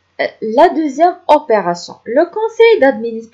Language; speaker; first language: French; non-native, local second language; Arabic